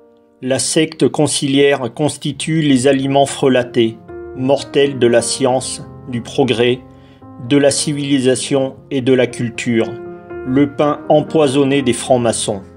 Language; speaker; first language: French; native; French